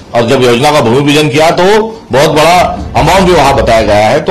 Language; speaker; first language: Hindi; non-native, local second language; Marathi